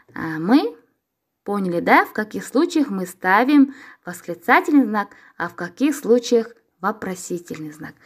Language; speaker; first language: Russian; non-native, local second language; Kazakh